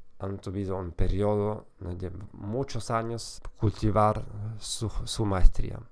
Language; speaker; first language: Spanish; non-native, fluent; German